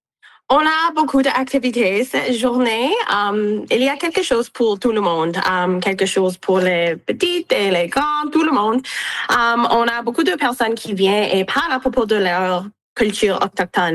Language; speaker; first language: French; non-native, local second language; English